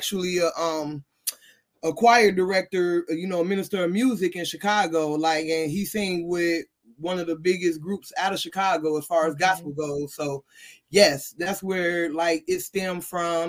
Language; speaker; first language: English; native; English